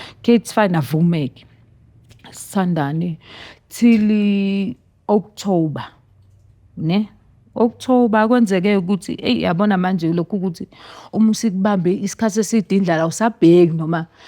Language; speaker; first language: Zulu; native; Zulu